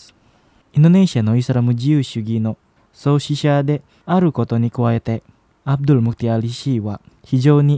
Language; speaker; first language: Japanese; non-native, fluent; Indonesian